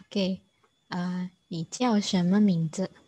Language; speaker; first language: Chinese; non-native, learner; Indonesian